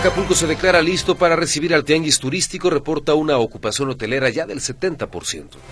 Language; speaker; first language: Spanish; native; Spanish